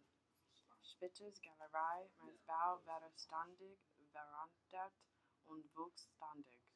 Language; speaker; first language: German; non-native, learner; English